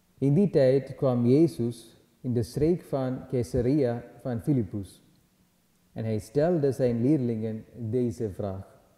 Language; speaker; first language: Dutch; non-native, learner; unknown